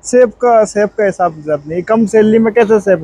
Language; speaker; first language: Hindi; native; Hindi